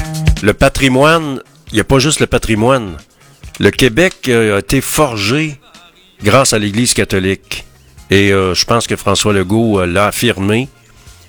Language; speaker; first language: French; native; French